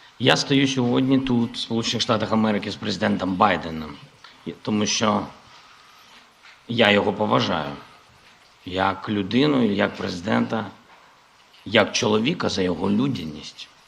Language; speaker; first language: Ukrainian; non-native, local second language; Russian